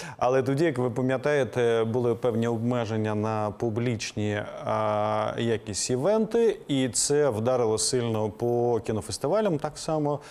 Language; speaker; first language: Ukrainian; native; Ukrainian